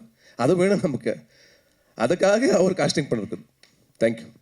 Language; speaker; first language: Tamil; non-native, learner; Kannada